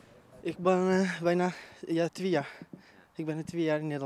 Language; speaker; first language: Dutch; non-native, learner; Tigrinya